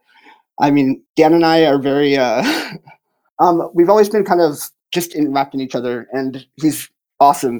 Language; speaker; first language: English; native; English